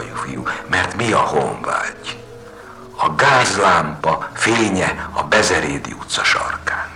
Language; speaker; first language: Hungarian; native; Hungarian